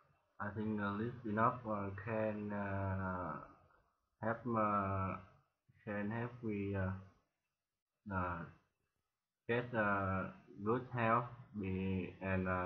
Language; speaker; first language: English; non-native, learner; Vietnamese